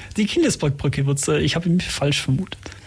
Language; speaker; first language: German; native; German